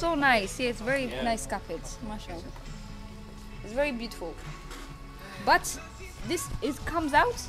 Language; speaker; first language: English; non-native, fluent; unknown